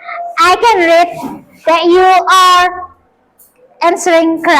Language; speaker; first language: English; non-native, learner; Indonesian